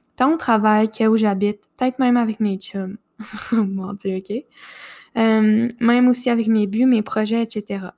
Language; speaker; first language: French; native; French